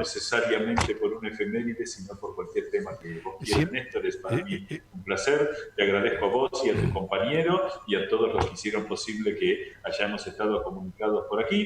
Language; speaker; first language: Spanish; native; Spanish